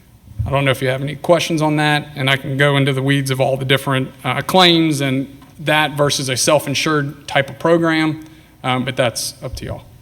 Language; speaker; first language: English; native; English